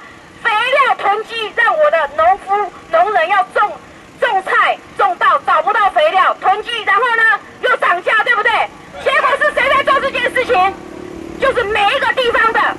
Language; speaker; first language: Chinese; non-native, local second language; Min Nan Chinese